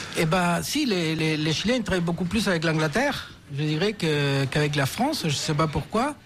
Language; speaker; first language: French; non-native, fluent; Spanish